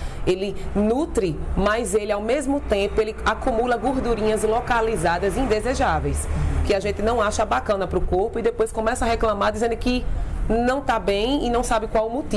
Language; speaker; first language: Portuguese; native; Portuguese